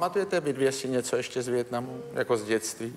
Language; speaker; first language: Czech; native; Czech